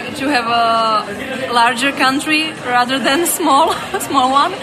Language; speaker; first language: English; non-native, fluent; Czech